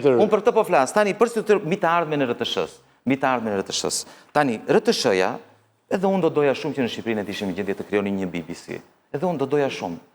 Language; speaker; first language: Albanian; early bilingual, heritage; Albanian